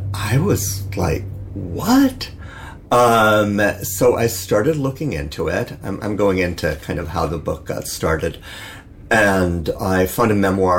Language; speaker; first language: English; native; English